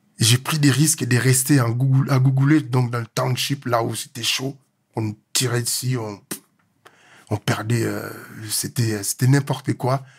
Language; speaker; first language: French; non-native, local second language; Lingala